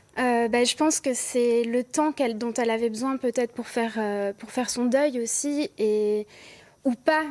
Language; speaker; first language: French; native; French